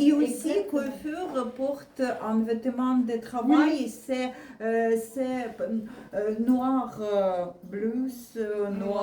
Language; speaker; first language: French; non-native, learner; Russian